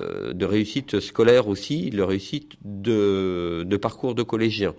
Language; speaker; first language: French; native; French